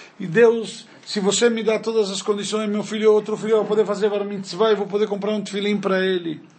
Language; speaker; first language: Portuguese; non-native, fluent; Spanish